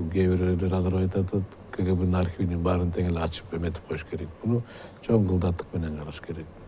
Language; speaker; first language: Kyrgyz; native; Kyrgyz